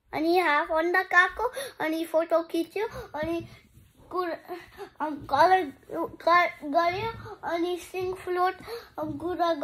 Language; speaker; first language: Nepali; early bilingual, heritage; Nepali